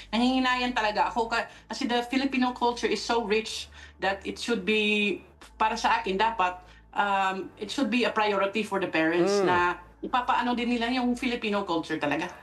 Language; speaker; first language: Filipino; non-native, fluent; Dutch